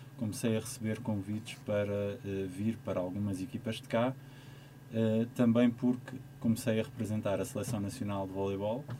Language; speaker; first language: Portuguese; native; Portuguese